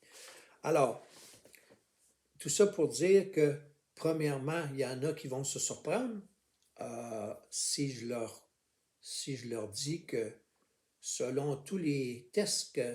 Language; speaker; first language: French; native; French